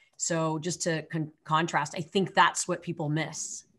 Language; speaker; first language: English; native; English